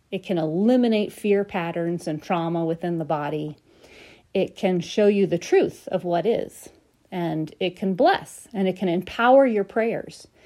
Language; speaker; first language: English; native; English